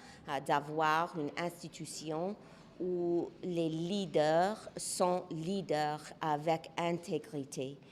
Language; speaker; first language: French; non-native, local second language; English